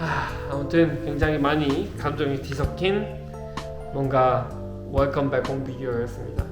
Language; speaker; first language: Korean; native; Korean